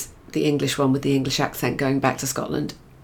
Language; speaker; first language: English; native; English